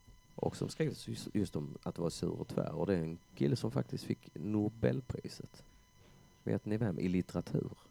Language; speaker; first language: Swedish; native; Swedish